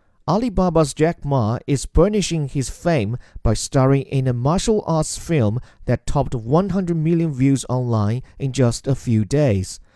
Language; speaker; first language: English; non-native, fluent; Chinese